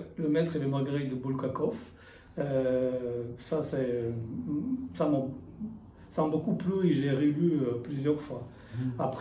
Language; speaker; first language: French; non-native, fluent; Russian